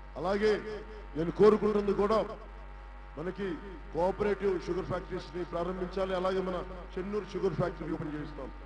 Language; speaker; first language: Telugu; native; Telugu